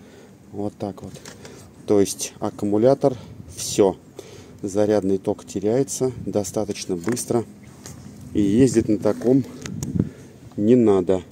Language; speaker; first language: Russian; native; Russian